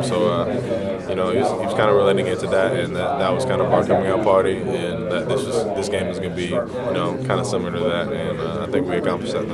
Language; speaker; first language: English; native; English